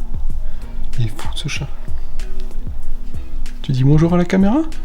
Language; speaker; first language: French; native; French